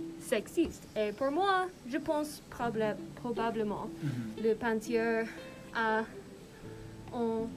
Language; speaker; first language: French; non-native, learner; English